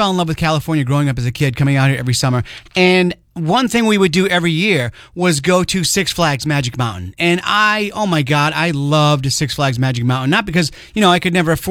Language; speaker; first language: English; native; English